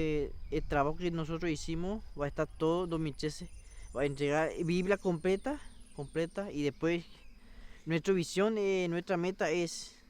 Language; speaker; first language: Spanish; non-native, local second language; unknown